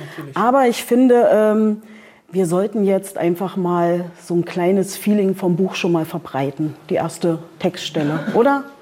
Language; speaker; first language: German; native; German